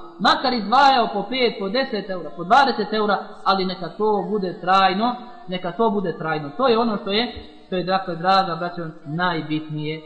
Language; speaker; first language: Bosnian; native; Bosnian